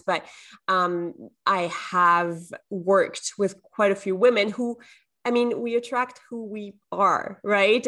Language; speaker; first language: English; non-native, fluent; French